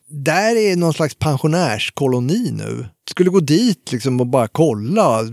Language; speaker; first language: Swedish; native; Swedish